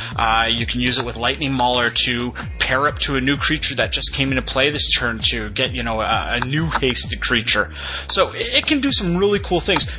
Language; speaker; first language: English; native; English